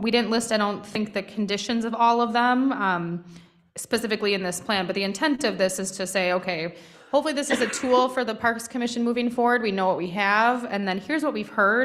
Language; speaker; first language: English; native; English